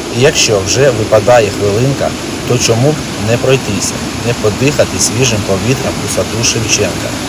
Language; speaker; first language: Ukrainian; native; Ukrainian